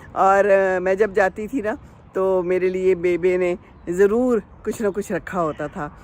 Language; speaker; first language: Urdu; native; Urdu